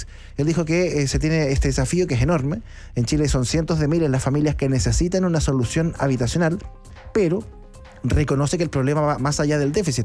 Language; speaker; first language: Spanish; native; Spanish